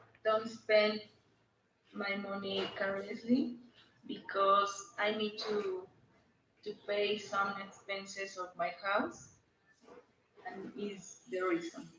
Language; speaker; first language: English; non-native, learner; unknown